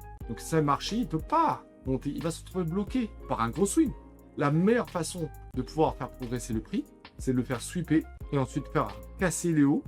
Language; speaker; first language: French; native; French